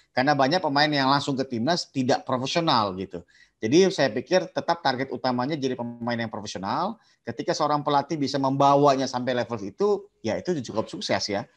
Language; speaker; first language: Indonesian; native; Indonesian